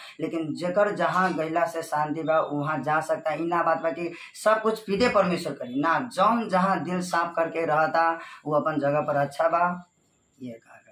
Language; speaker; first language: Bhojpuri; non-native, local second language; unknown